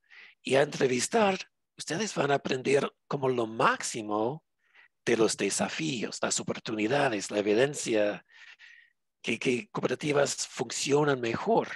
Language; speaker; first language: Spanish; non-native, fluent; English